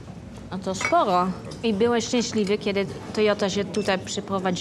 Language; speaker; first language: Polish; early bilingual, heritage; Polish